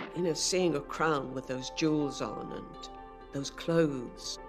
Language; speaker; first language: English; native; English